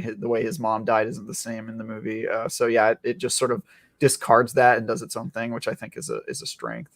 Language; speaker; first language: English; native; English